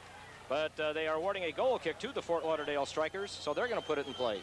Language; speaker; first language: English; native; English